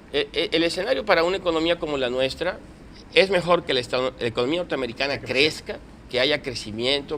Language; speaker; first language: Spanish; native; Spanish